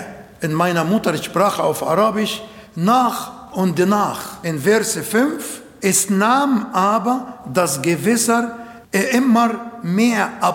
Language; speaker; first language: German; non-native, learner; Arabic